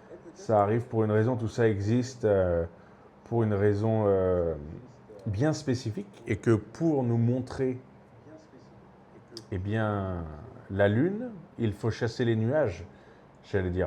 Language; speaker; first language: French; native; French